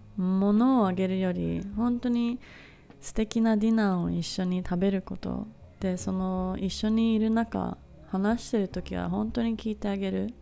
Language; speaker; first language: Japanese; native; Japanese